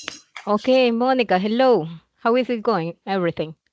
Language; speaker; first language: English; non-native, fluent; Spanish